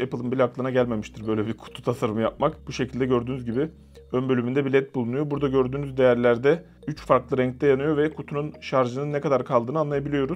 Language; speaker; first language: Turkish; native; Turkish